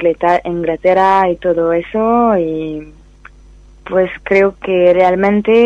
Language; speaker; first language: Spanish; non-native, fluent; French